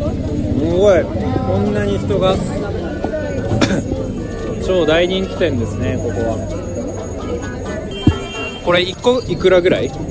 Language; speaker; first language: Japanese; native; Japanese